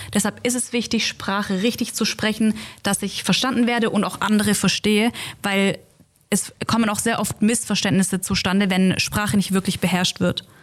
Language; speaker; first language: German; native; German